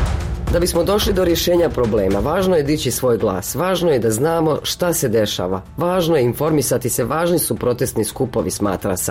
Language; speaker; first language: Serbian; native; Serbian